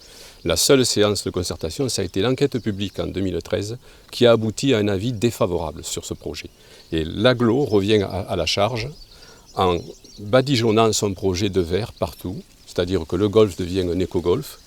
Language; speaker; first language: French; native; French